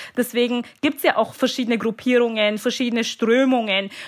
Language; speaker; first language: German; native; German